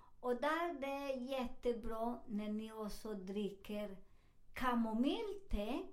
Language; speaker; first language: Swedish; non-native, fluent; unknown